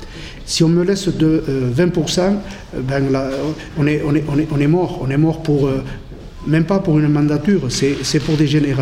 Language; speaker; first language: French; native; French